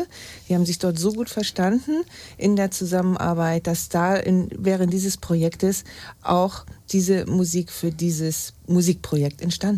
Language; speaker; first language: German; native; German